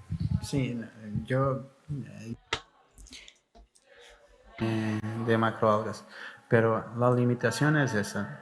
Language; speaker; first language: Spanish; non-native, learner; Portuguese